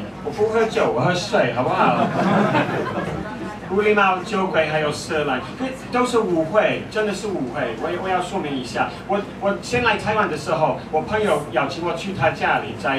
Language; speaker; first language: Chinese; non-native, fluent; English